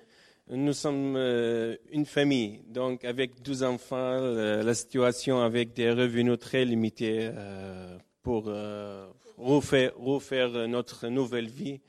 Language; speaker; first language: French; non-native, learner; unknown